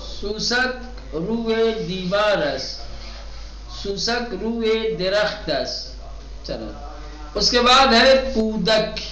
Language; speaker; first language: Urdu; native; Urdu